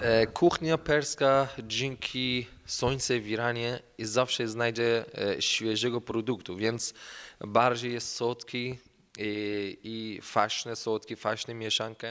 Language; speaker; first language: Polish; non-native, learner; Persian